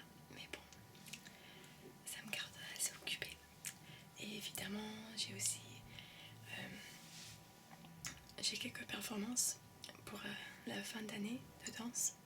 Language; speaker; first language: French; early bilingual, heritage; French